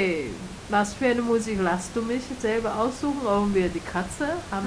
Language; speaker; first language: German; non-native, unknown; Chinese